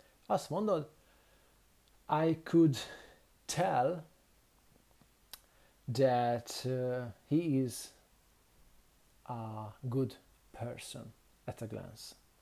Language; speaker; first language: English; non-native, fluent; Hungarian